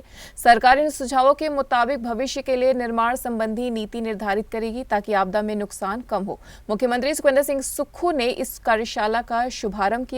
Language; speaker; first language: Hindi; native; Hindi